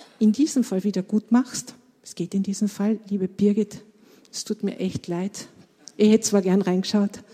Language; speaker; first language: German; native; German